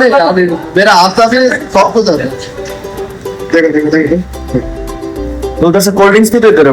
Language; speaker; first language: Hindi; non-native, learner; Bangla